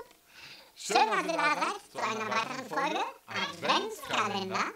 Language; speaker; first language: German; native; German